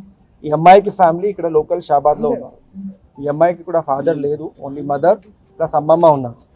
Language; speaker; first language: Telugu; non-native, fluent; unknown